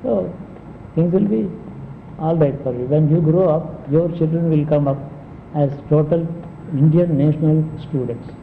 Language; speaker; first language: English; non-native, local second language; Telugu